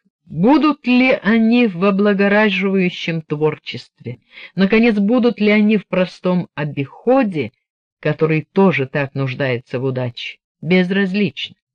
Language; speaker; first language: Russian; native; Russian